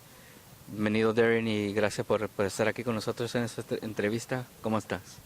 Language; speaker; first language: Spanish; non-native, fluent; English